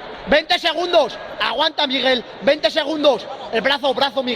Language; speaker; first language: Spanish; native; Spanish